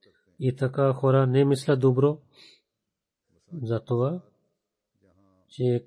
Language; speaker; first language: Bulgarian; non-native, fluent; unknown